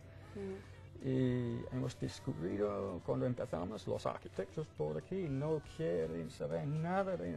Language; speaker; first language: Spanish; non-native, fluent; English